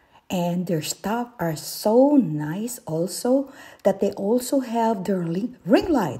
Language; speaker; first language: English; non-native, local second language; Filipino